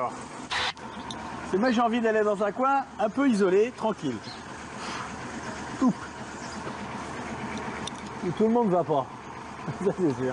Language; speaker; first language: French; native; French